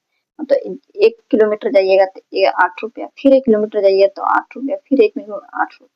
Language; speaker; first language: Hindi; native; Hindi